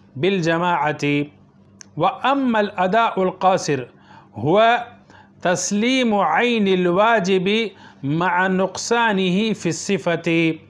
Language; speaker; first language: Arabic; non-native, fluent; Urdu